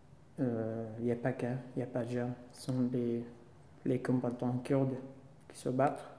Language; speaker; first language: French; non-native, learner; Kurdish